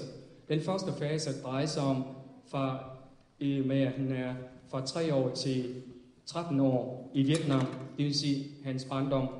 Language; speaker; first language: Danish; non-native, fluent; Vietnamese